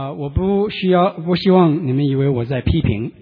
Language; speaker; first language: Chinese; native; Chinese